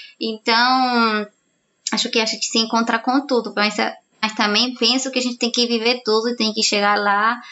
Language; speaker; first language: Portuguese; non-native, fluent; Spanish